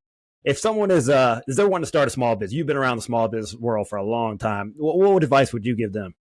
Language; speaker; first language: English; native; English